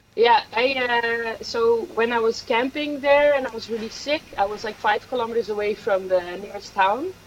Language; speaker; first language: English; non-native, fluent; Dutch